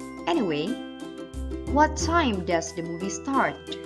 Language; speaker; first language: English; non-native, fluent; Indonesian